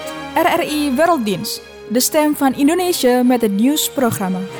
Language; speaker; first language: Dutch; non-native, fluent; Indonesian